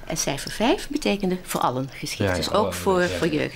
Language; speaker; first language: Dutch; native; Dutch